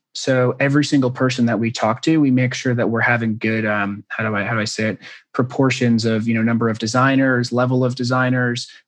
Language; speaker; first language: English; native; English